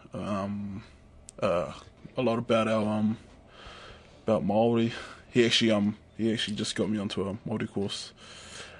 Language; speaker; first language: English; native; English